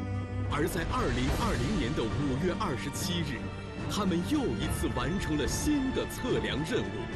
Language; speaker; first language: Chinese; native; Chinese